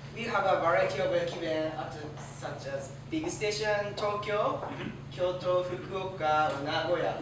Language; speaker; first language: English; non-native, fluent; Japanese